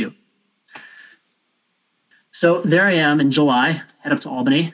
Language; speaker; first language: English; native; English